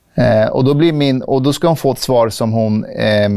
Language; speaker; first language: Swedish; early bilingual, other home language; Persian